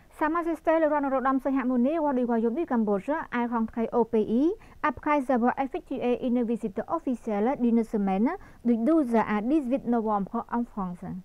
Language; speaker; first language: French; non-native, fluent; Khmer